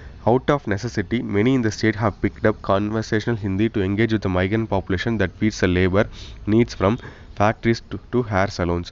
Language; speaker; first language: English; non-native, local second language; Tamil